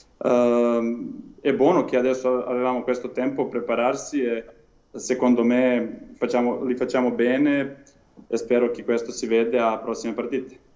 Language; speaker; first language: Italian; non-native, learner; Serbian